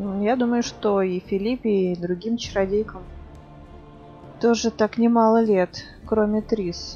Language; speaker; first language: Russian; native; Russian